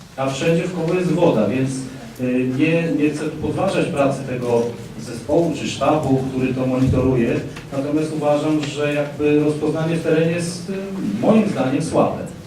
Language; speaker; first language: Polish; native; Polish